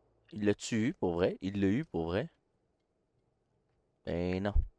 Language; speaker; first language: French; native; French